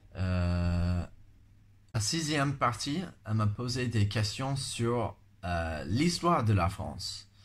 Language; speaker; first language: French; non-native, fluent; English